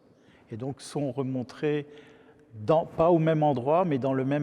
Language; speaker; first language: French; native; French